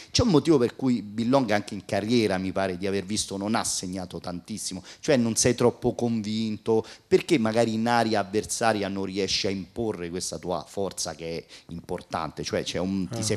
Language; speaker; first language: Italian; native; Italian